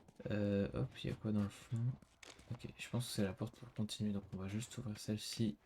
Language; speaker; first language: French; native; French